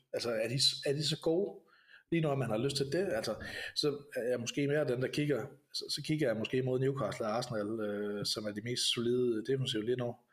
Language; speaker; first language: Danish; native; Danish